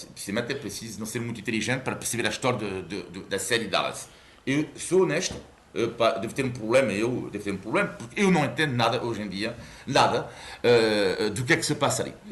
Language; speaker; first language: Portuguese; non-native, fluent; French